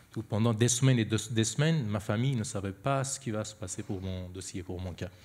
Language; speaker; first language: French; non-native, fluent; Persian